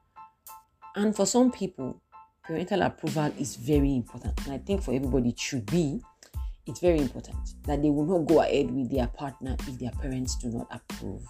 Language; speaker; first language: English; non-native, local second language; Yoruba